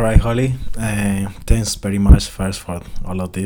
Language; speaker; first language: English; non-native, learner; Spanish